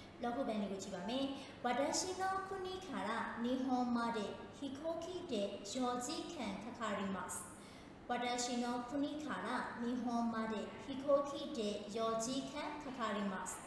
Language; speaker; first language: Japanese; non-native, fluent; Burmese